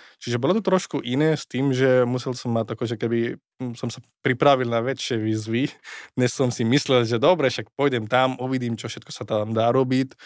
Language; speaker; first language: Slovak; non-native, fluent; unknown